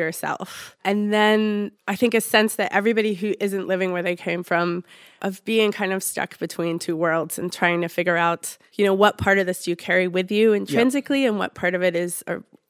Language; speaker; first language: English; native; English